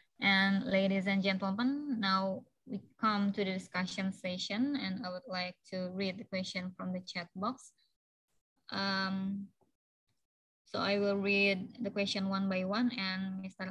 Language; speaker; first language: English; non-native, fluent; Indonesian